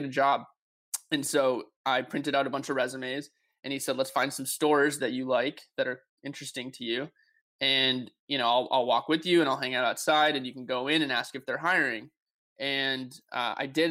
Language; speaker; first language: English; native; English